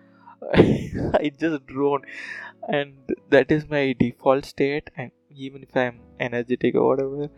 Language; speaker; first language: English; non-native, local second language; Telugu